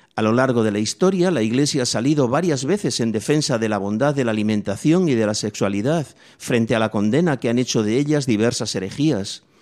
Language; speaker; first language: Spanish; native; Spanish